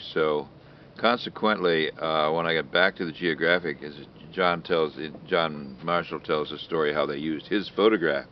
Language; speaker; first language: English; native; English